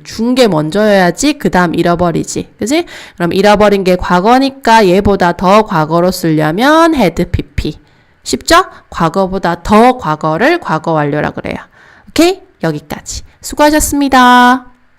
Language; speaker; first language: Korean; native; Korean